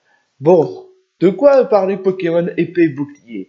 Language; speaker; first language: French; native; French